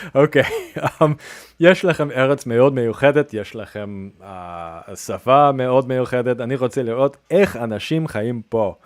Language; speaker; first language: Hebrew; non-native, learner; English